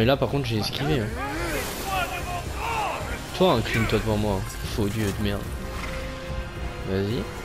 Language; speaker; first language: French; native; French